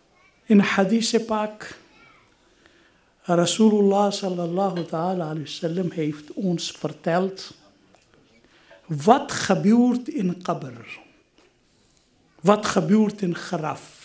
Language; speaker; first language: Dutch; non-native, fluent; Urdu